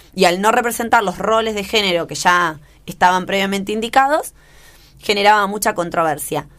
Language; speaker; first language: Spanish; native; Spanish